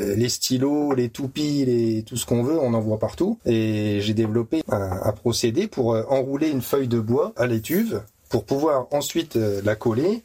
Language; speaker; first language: French; native; French